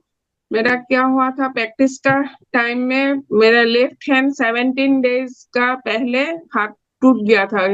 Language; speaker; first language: Hindi; non-native, local second language; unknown